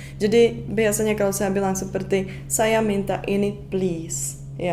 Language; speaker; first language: Indonesian; non-native, fluent; Czech